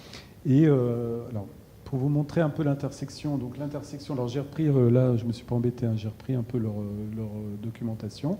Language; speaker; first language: French; native; French